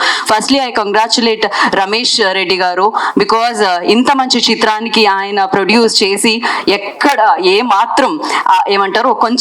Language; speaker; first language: Telugu; native; Telugu